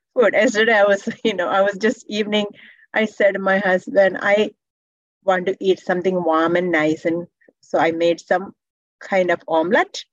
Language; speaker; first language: English; non-native, local second language; Malayalam